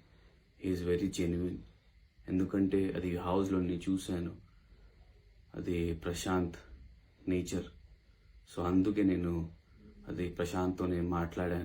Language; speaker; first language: Telugu; non-native, learner; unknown